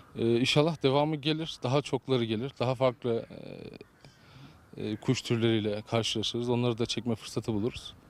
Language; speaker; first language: Turkish; native; Turkish